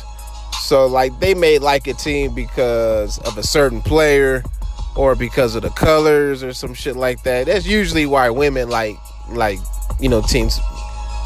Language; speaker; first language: English; native; English